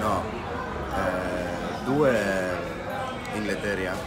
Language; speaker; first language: Italian; non-native, learner; Dutch